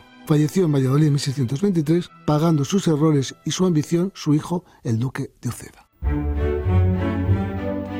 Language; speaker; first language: Spanish; native; Spanish